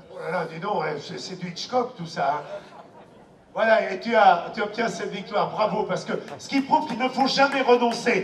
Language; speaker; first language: French; native; French